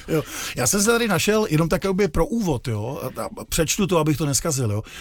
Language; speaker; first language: Czech; native; Czech